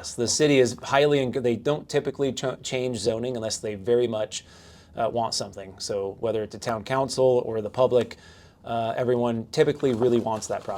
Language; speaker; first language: English; native; English